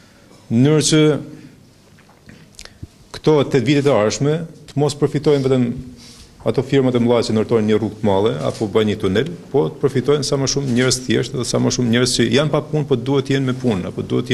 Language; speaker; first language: Albanian; native; Albanian